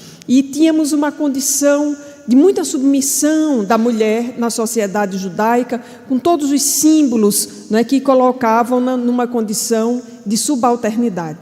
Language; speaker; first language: Portuguese; native; Portuguese